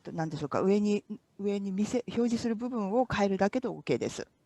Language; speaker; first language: Japanese; native; Japanese